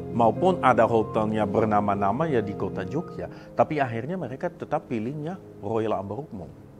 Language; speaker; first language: Indonesian; non-native, fluent; Dutch